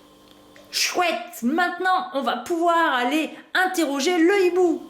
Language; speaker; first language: French; native; French